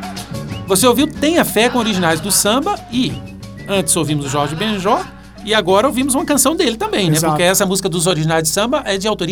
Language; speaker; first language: Portuguese; native; Portuguese